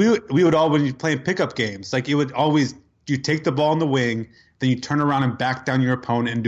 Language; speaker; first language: English; native; English